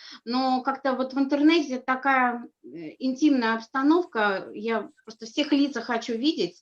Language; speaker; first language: Russian; native; Russian